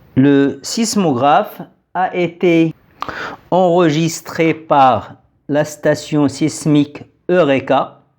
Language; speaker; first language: French; non-native, local second language; Arabic